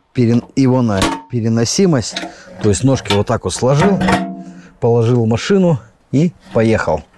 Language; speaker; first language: Russian; native; Russian